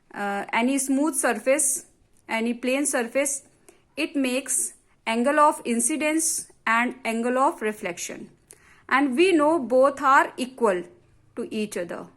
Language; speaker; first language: English; non-native, local second language; Hindi